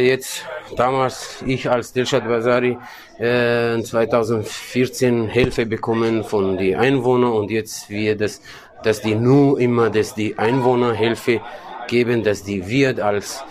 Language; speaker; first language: German; non-native, learner; Kurdish